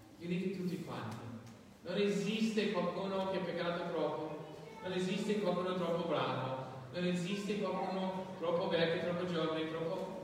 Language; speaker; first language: Italian; non-native, fluent; English